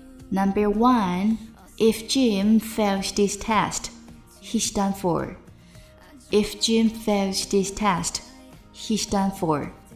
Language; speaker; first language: English; non-native, fluent; Chinese